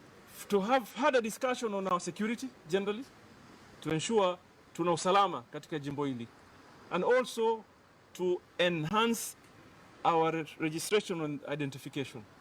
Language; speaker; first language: English; non-native, local second language; Swahili